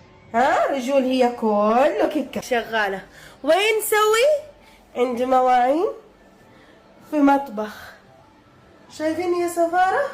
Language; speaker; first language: Arabic; non-native, learner; Amharic